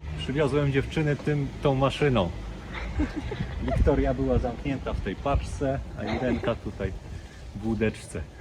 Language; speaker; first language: Polish; native; Polish